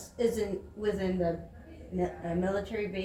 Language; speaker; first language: English; non-native, fluent; Japanese